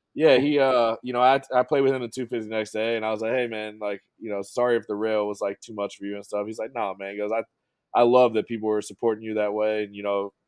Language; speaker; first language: English; native; English